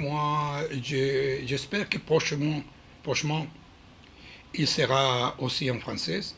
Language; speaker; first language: French; non-native, learner; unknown